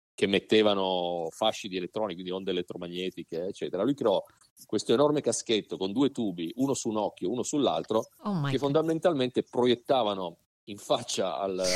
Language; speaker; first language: Italian; native; Italian